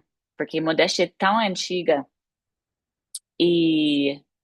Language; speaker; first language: Portuguese; non-native, fluent; English